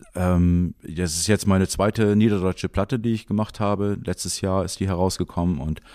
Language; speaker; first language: German; native; German